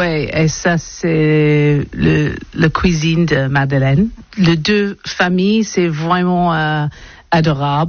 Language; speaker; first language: French; non-native, learner; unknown